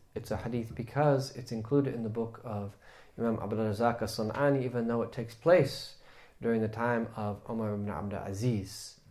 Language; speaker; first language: English; native; English